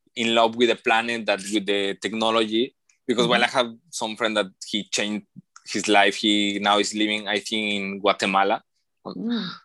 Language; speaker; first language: English; non-native, learner; Spanish